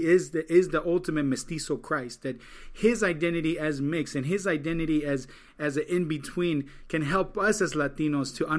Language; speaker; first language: English; native; English